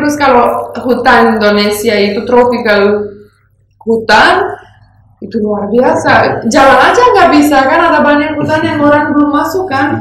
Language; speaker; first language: Indonesian; non-native, fluent; Romanian